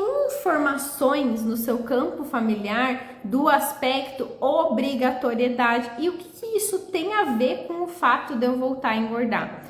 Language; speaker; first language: Portuguese; native; Portuguese